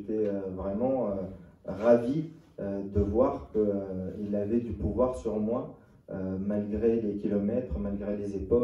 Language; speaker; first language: French; non-native, local second language; Arabic